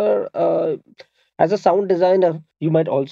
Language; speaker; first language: English; non-native, local second language; Malayalam